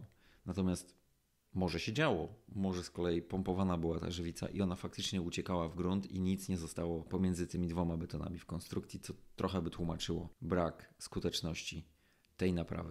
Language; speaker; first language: Polish; native; Polish